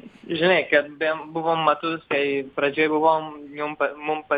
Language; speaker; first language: Lithuanian; non-native, learner; Arabic